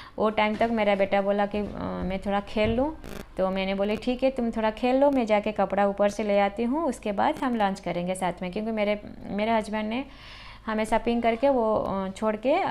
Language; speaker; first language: Hindi; non-native, local second language; Odia